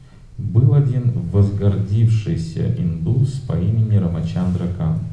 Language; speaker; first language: Russian; native; Russian